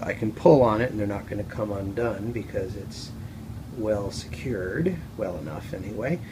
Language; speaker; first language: English; native; English